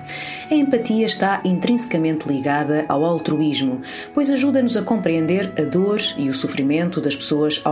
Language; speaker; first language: Portuguese; native; Portuguese